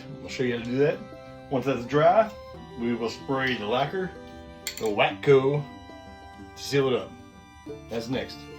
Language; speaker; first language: English; native; English